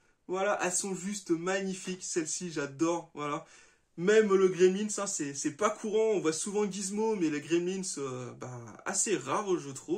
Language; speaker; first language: French; native; French